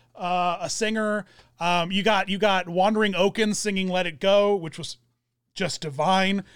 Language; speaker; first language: English; early bilingual, other home language; German